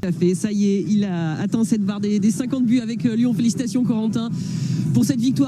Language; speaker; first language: French; native; French